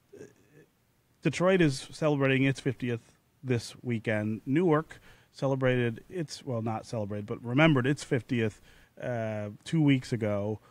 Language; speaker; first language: English; native; English